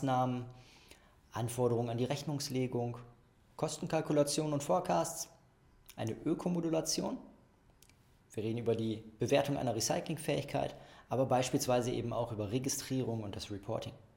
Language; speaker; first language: German; native; German